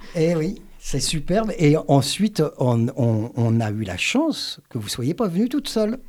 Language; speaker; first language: French; native; French